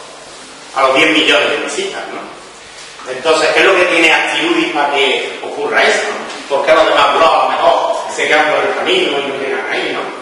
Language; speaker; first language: Spanish; native; Spanish